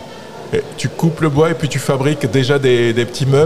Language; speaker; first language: French; native; French